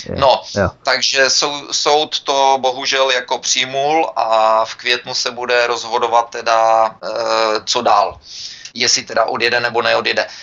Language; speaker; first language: Czech; native; Czech